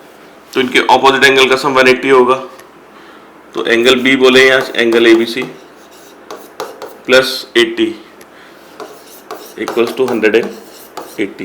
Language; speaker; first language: Hindi; native; Hindi